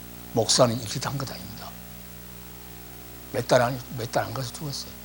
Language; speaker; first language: Korean; native; Korean